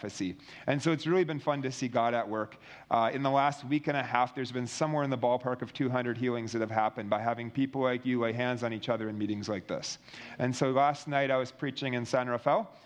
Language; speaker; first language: English; native; English